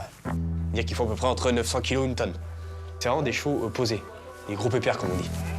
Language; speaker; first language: French; native; French